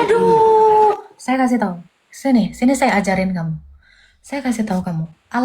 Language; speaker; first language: Indonesian; native; Indonesian